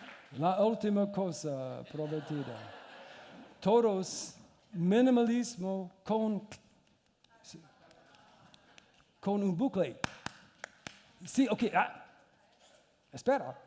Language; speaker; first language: Spanish; non-native, learner; English